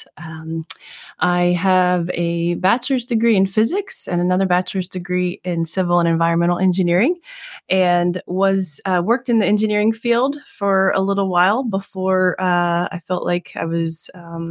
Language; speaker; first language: English; native; English